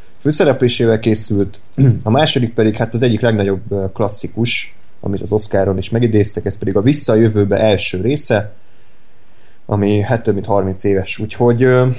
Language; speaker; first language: Hungarian; native; Hungarian